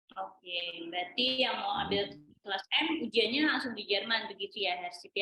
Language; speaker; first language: Indonesian; native; Indonesian